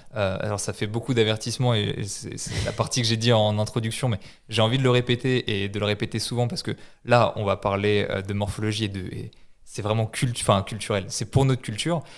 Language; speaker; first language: French; native; French